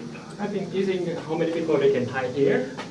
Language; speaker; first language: English; non-native, local second language; Chinese